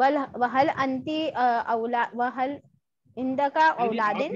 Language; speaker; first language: Arabic; non-native, learner; Urdu